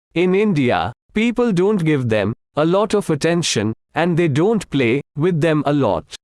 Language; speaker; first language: English; non-native, local second language; Hindi